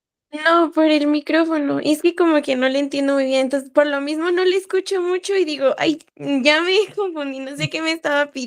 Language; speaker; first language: Spanish; native; Spanish